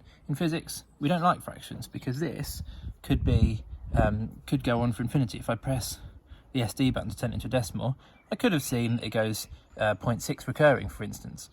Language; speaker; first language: English; native; English